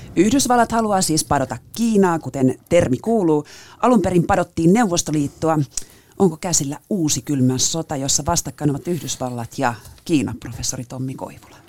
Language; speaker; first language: Finnish; native; Finnish